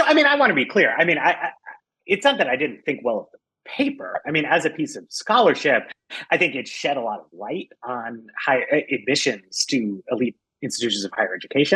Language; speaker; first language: English; native; English